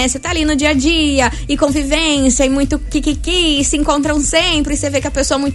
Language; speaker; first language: Portuguese; native; Portuguese